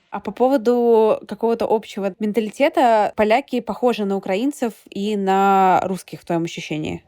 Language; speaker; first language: Russian; native; Russian